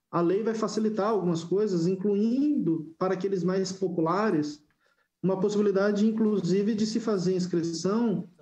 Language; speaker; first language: Portuguese; native; Portuguese